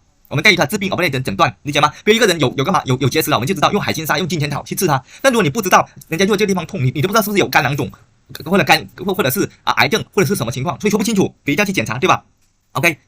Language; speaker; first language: Chinese; native; Chinese